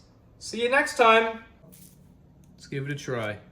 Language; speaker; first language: English; native; English